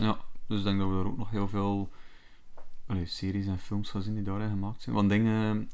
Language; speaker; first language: Dutch; native; Dutch